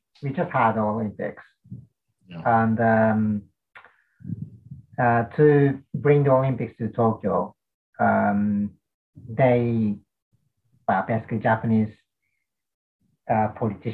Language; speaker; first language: English; non-native, fluent; Japanese